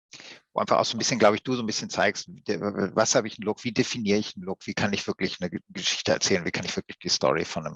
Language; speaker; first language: German; native; German